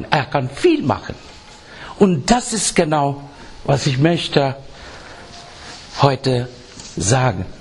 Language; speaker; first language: German; non-native, learner; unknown